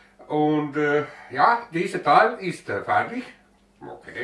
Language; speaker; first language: German; non-native, learner; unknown